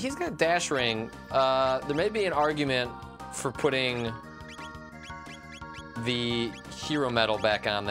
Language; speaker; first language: English; native; English